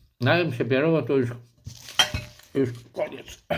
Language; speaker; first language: Polish; native; Polish